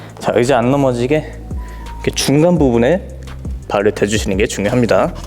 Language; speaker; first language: Korean; native; Korean